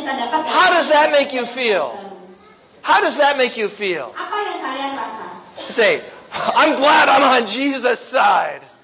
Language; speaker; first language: English; native; English